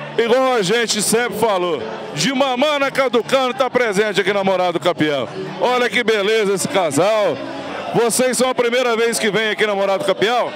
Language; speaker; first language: Portuguese; native; Portuguese